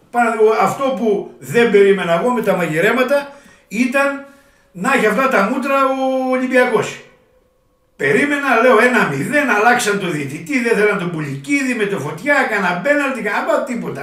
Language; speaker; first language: Greek; native; Greek